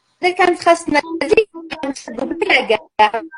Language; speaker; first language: French; non-native, local second language; Arabic